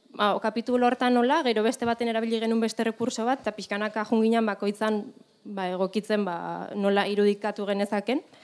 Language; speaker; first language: Basque; native; Basque